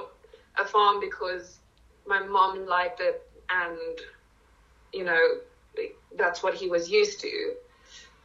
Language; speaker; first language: English; non-native, local second language; Afrikaans